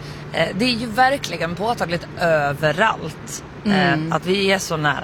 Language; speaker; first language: Swedish; native; Swedish